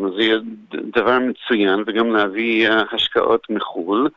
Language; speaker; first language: Hebrew; non-native, fluent; English